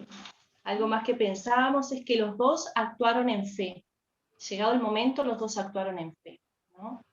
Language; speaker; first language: Spanish; native; Spanish